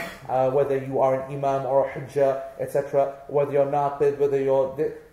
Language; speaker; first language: English; native; English